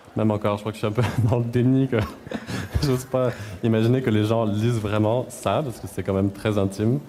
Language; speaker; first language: French; native; French